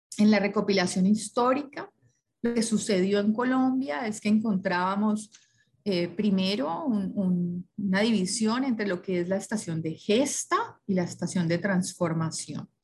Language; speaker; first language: Spanish; native; Spanish